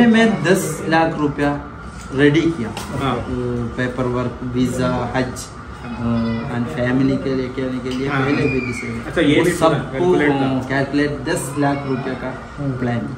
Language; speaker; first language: Hindi; non-native, local second language; Malayalam